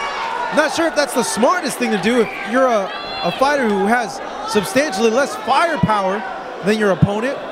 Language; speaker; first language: English; native; English